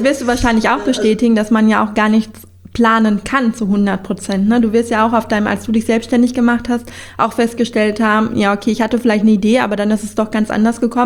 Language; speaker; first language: German; native; German